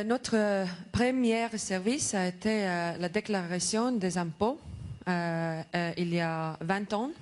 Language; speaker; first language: French; non-native, learner; Estonian